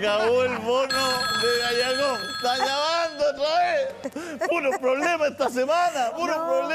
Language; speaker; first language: Spanish; native; Spanish